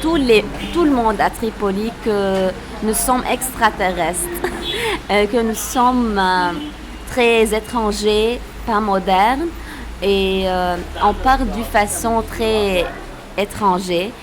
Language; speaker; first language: French; non-native, local second language; Arabic